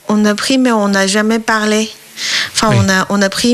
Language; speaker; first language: French; non-native, learner; Chinese